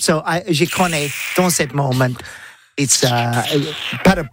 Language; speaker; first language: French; non-native, learner; English